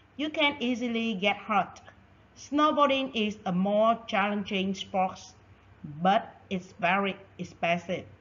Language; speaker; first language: English; non-native, fluent; Vietnamese